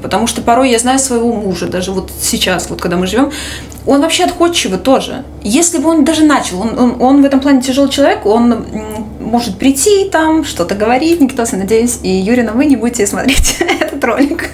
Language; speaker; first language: Russian; native; Russian